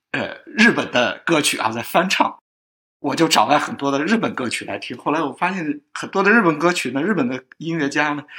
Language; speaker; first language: Chinese; native; Chinese